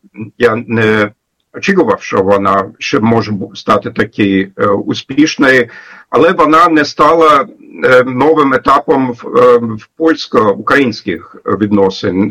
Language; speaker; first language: Ukrainian; non-native, fluent; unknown